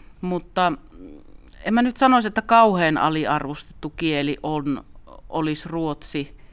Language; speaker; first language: Finnish; native; Finnish